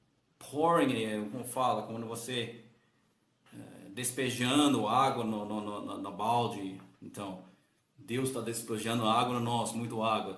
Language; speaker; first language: Portuguese; non-native, learner; English